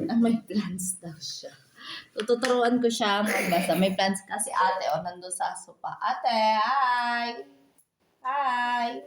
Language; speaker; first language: Filipino; native; Filipino